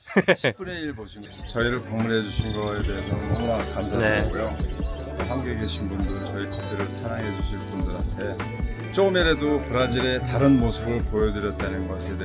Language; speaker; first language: Korean; early bilingual, heritage; Korean